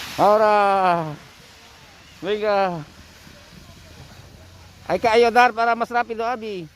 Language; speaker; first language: Spanish; non-native, learner; Filipino